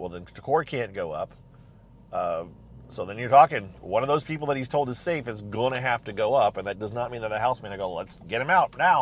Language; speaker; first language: English; native; English